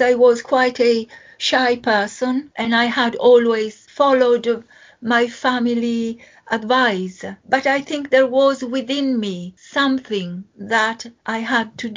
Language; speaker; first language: English; non-native, fluent; Italian